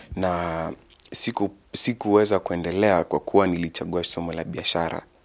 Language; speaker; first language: Swahili; non-native, local second language; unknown